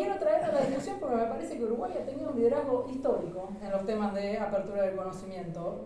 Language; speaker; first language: Spanish; native; Spanish